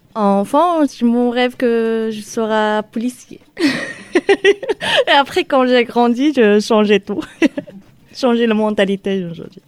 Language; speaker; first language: French; non-native, local second language; Arabic